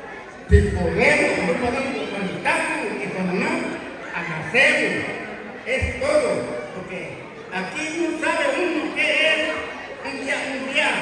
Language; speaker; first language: Spanish; non-native, local second language; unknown